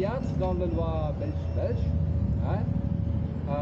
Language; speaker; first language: French; non-native, local second language; Dutch